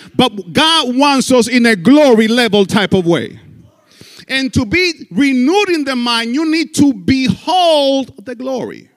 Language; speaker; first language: English; non-native, fluent; Spanish